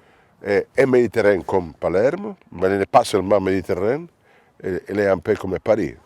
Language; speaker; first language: French; non-native, fluent; Italian